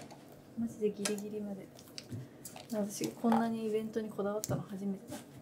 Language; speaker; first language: Japanese; native; Japanese